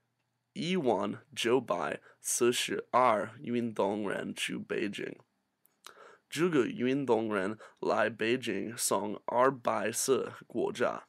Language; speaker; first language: Chinese; non-native, learner; English